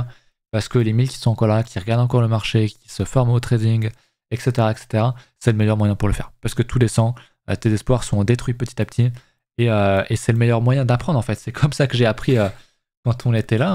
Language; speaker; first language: French; native; French